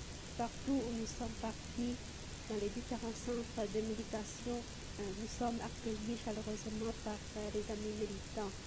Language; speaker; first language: French; non-native, fluent; Vietnamese